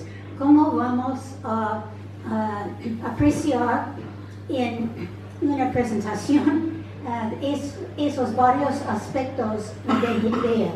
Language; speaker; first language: Spanish; non-native, fluent; English